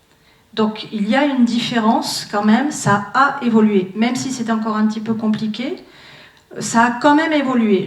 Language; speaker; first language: French; native; French